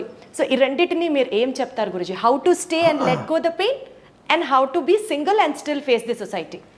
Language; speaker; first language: Telugu; native; Telugu